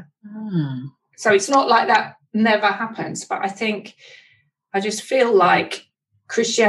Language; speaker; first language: English; native; English